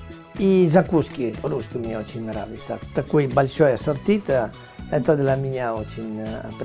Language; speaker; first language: Russian; non-native, learner; Italian